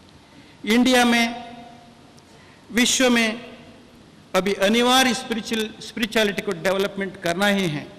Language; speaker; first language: Hindi; non-native, local second language; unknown